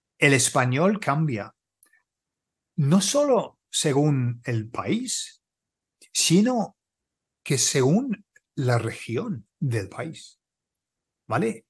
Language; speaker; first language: Spanish; non-native, fluent; English